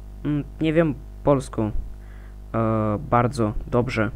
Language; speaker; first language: Polish; non-native, learner; Russian